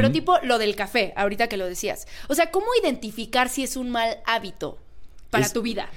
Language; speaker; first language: Spanish; native; Spanish